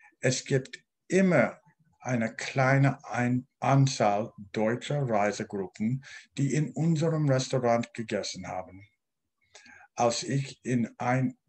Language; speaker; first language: German; non-native, learner; English